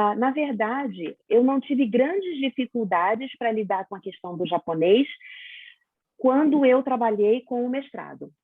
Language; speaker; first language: Portuguese; native; Portuguese